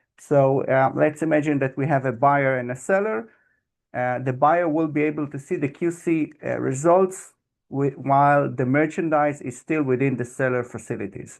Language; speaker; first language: English; non-native, fluent; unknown